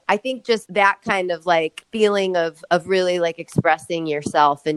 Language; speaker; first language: English; native; English